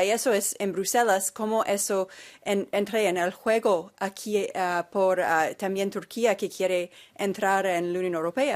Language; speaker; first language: Spanish; non-native, fluent; English